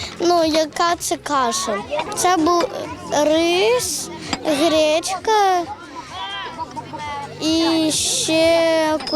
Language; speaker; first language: Ukrainian; non-native, local second language; Russian